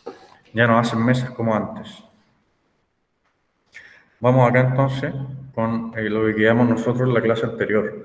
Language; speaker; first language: Spanish; native; Spanish